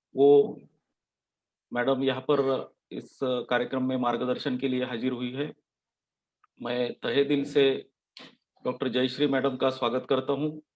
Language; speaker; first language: Hindi; non-native, local second language; Marathi